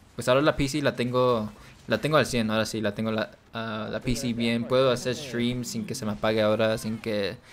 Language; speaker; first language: Spanish; early bilingual, heritage; Spanish